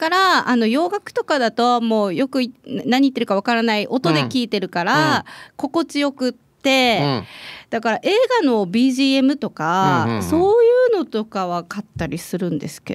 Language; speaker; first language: Japanese; native; Japanese